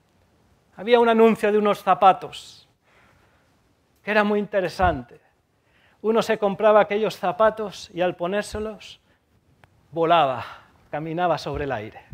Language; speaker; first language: Spanish; native; Spanish